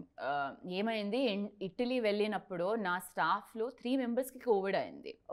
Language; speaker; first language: Telugu; non-native, learner; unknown